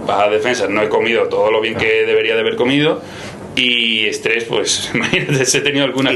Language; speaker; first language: Spanish; native; Spanish